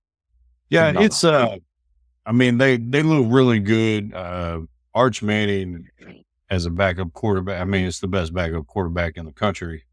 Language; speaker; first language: English; native; English